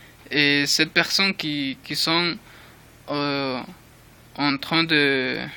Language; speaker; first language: French; non-native, learner; Spanish